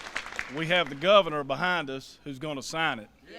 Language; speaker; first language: English; native; English